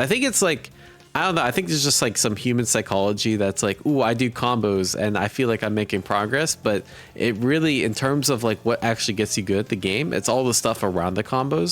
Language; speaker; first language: English; native; English